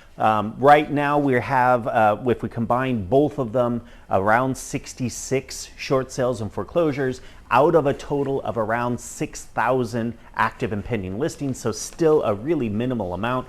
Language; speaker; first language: English; native; English